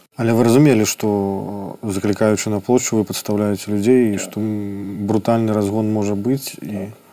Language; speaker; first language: Belarusian; non-native, local second language; Russian